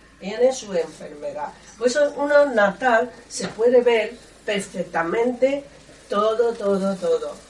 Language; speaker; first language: Spanish; non-native, learner; Chinese